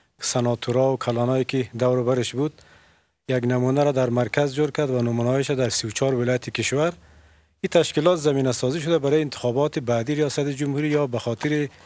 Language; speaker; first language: Persian; native; Persian